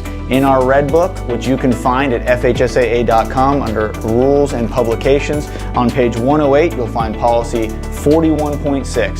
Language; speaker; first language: English; native; English